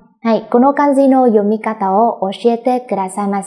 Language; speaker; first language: Japanese; non-native, fluent; Vietnamese